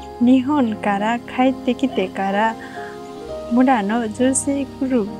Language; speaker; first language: Japanese; non-native, learner; Nepali